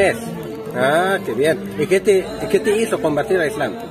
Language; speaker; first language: Spanish; non-native, learner; Arabic